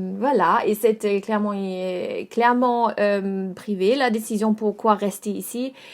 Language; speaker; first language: French; non-native, fluent; German